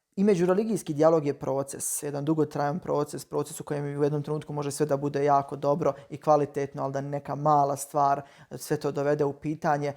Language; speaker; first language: Bosnian; native; Bosnian